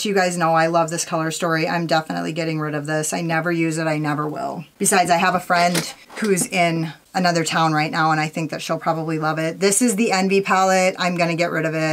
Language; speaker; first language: English; native; English